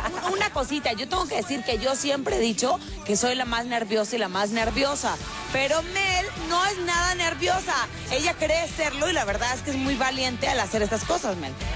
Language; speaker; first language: Spanish; native; Spanish